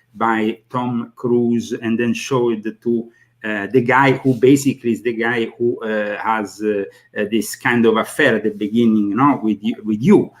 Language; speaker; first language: English; non-native, fluent; Italian